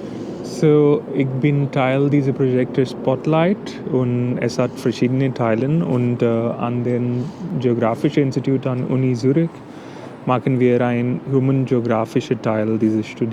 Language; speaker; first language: German; non-native, fluent; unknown